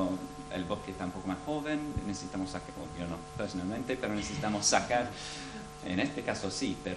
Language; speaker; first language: Spanish; non-native, fluent; English